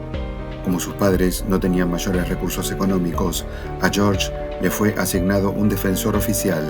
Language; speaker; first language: Spanish; native; Spanish